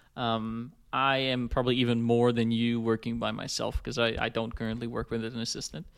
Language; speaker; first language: English; non-native, fluent; Dutch